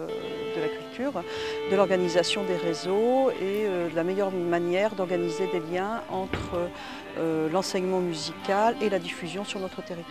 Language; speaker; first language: French; native; French